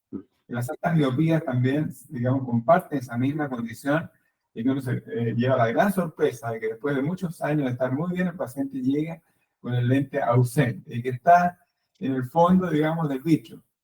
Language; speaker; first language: Spanish; native; Spanish